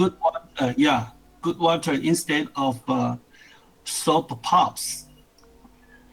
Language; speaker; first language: English; non-native, learner; Chinese